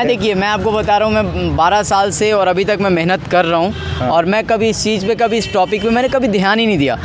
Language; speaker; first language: Hindi; native; Hindi